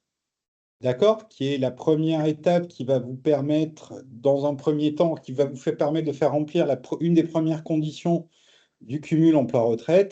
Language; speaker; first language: French; native; French